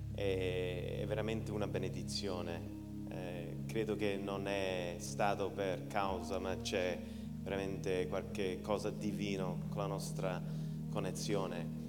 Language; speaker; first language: Italian; early bilingual, heritage; Italian